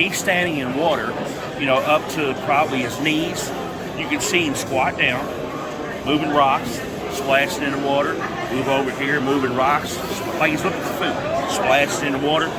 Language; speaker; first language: English; native; English